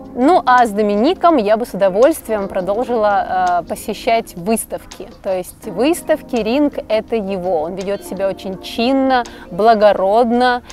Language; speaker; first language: Russian; native; Russian